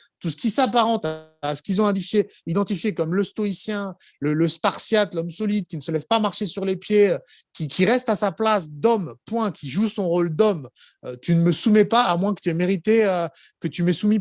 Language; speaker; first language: French; native; French